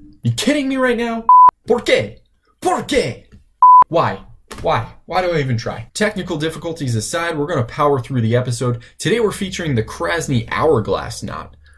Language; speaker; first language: English; native; English